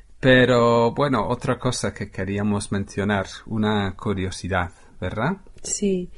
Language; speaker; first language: Spanish; non-native, fluent; English